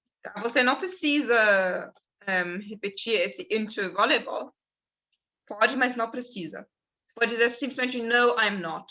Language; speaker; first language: Portuguese; non-native, fluent; German